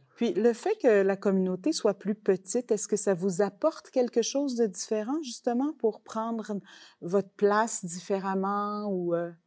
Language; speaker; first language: French; native; French